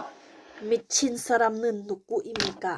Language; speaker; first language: Korean; non-native, learner; Thai